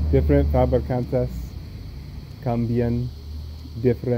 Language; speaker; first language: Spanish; non-native, learner; English